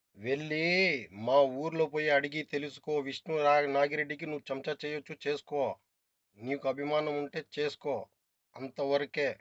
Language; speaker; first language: Telugu; non-native, local second language; Urdu